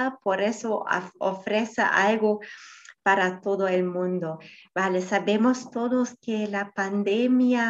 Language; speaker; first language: Spanish; non-native, fluent; German